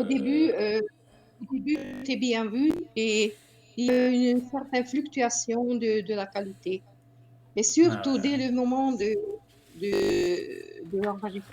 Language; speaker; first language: French; non-native, fluent; Hungarian